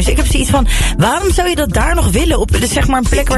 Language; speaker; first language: Dutch; native; Dutch